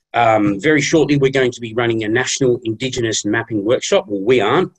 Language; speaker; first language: English; native; English